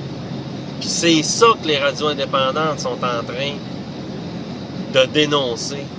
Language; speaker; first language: French; native; French